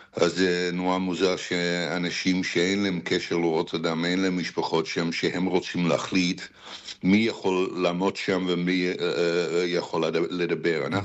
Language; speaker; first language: Hebrew; non-native, fluent; Dutch